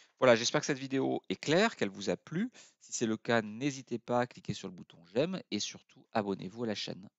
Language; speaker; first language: French; native; French